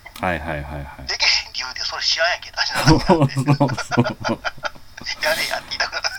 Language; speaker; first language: Japanese; native; Japanese